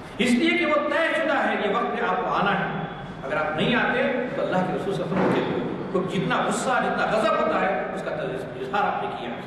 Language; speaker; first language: Urdu; native; Urdu